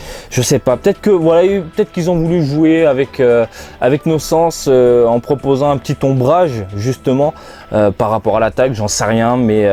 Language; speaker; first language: French; native; French